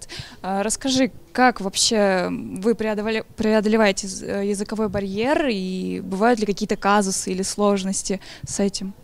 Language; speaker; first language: Russian; native; Russian